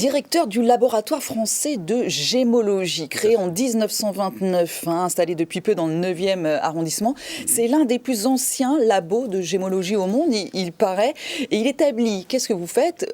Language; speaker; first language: French; native; French